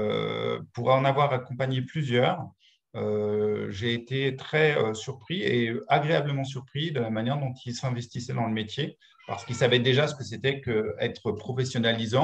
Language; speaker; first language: French; native; French